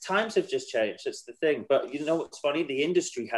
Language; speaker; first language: English; native; English